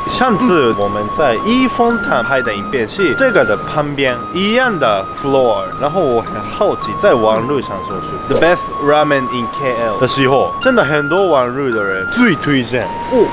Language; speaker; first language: Chinese; non-native, fluent; Japanese